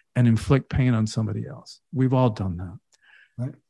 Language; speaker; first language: English; early bilingual, other home language; Spanish